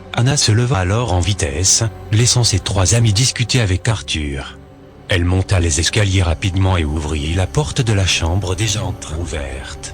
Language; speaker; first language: French; native; French